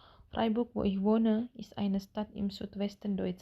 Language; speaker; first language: German; non-native, learner; Indonesian